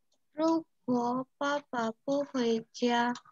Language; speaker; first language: Chinese; non-native, learner; Indonesian